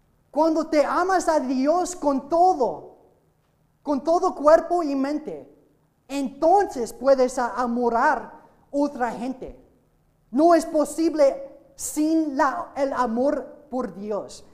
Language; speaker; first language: Spanish; non-native, learner; English